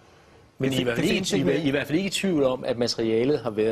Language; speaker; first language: Danish; native; Danish